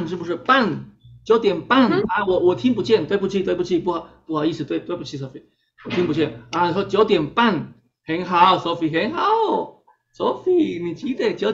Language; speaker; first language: Chinese; non-native, fluent; Spanish